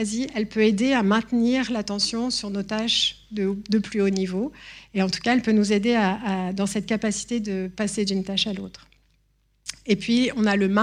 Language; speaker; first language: French; native; French